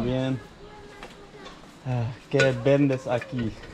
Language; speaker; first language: Spanish; non-native, learner; Dutch